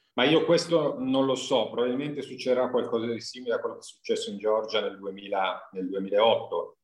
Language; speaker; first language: Italian; native; Italian